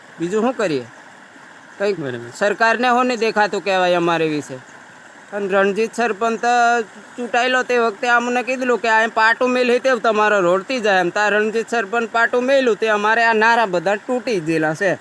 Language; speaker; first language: Gujarati; non-native, local second language; Rathawi